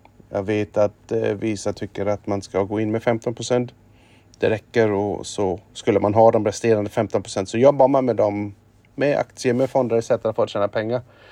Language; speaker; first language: Swedish; non-native, fluent; German